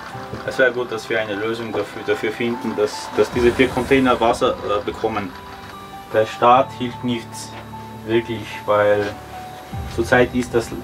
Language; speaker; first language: German; early bilingual, other home language; Armenian